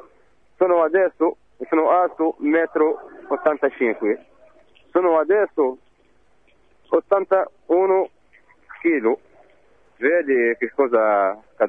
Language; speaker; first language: Italian; non-native, fluent; Arabic